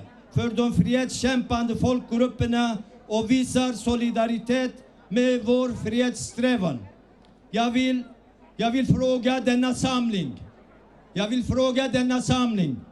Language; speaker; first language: Swedish; early bilingual, other home language; Kurdish